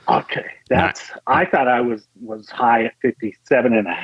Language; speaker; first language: English; native; English